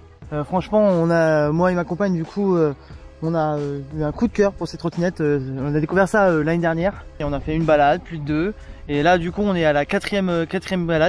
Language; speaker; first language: French; native; French